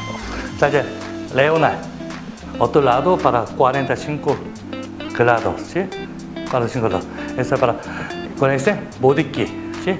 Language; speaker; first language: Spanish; non-native, learner; Korean